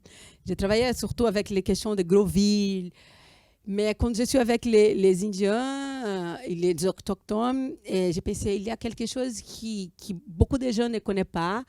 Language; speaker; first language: French; non-native, fluent; Portuguese